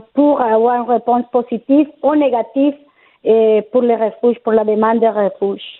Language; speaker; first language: French; non-native, fluent; Spanish